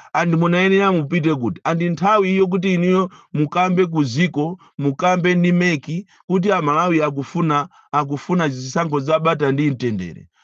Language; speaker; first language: Nyanja; native; Nyanja